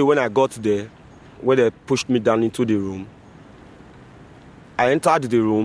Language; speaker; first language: English; non-native, local second language; Bini